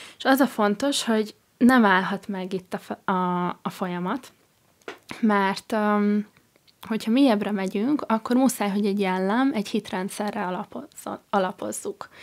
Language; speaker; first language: Hungarian; non-native, fluent; English